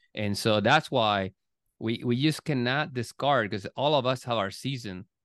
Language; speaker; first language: English; non-native, fluent; Spanish